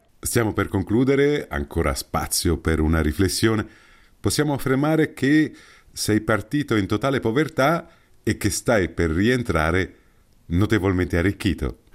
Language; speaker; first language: Italian; native; Italian